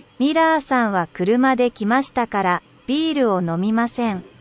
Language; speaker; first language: Japanese; non-native, learner; Vietnamese